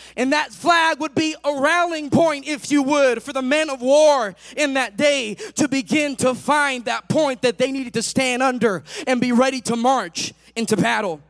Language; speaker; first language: English; native; English